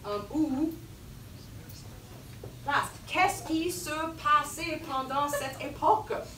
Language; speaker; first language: French; non-native, fluent; English